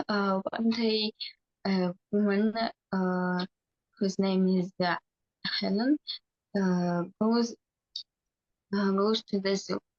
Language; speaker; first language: English; non-native, learner; Russian